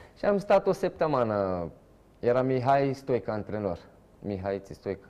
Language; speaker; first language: Romanian; non-native, fluent; Portuguese